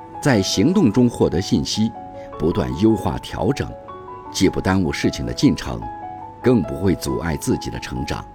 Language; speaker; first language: Chinese; native; Chinese